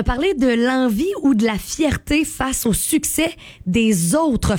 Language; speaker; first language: French; native; French